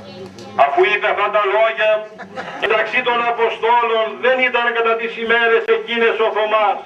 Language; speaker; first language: Greek; native; Greek